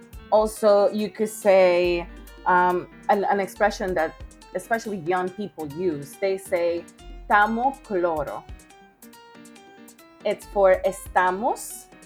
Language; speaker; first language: English; non-native, fluent; Spanish